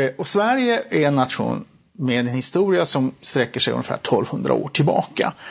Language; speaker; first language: Swedish; early bilingual, other home language; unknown